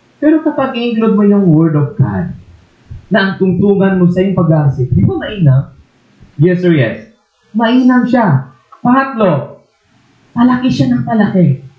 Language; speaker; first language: Filipino; non-native, local second language; Waray